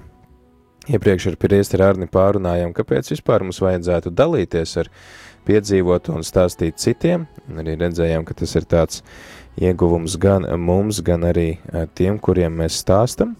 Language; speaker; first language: Latvian; native; Latvian